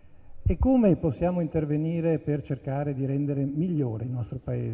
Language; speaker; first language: Italian; native; Italian